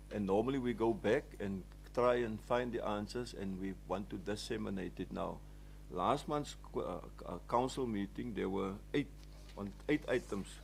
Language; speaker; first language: English; non-native, local second language; Afrikaans